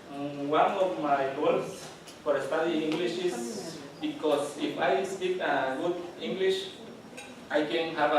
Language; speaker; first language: English; non-native, learner; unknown